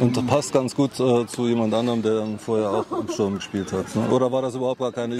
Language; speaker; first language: German; native; German